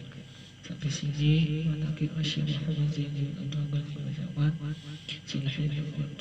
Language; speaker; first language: Indonesian; native; Indonesian